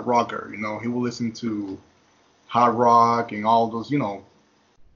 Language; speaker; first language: English; non-native, fluent; Spanish